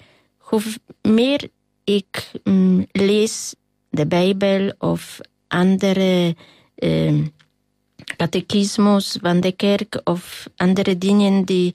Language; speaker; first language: Dutch; non-native, learner; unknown